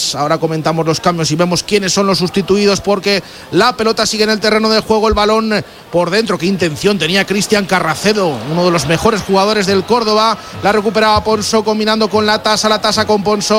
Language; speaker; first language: Spanish; native; Spanish